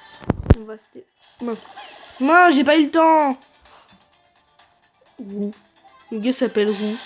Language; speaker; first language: French; native; French